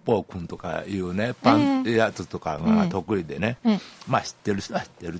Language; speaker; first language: Japanese; native; Japanese